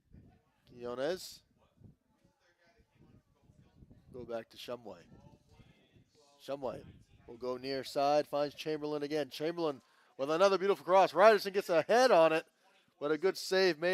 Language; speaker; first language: English; native; English